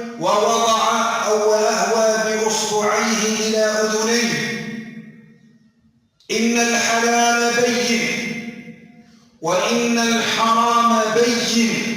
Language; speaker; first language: Arabic; native; Arabic